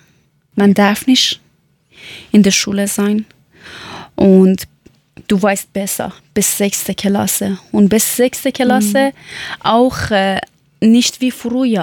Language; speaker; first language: German; non-native, learner; Persian